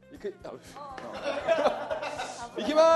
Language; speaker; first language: Japanese; non-native, learner; Korean